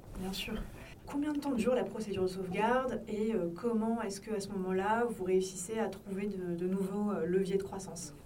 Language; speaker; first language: French; native; French